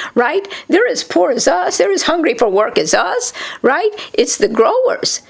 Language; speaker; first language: English; native; English